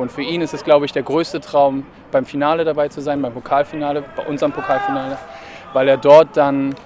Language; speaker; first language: German; native; German